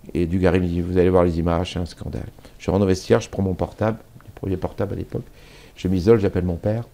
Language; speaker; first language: French; native; French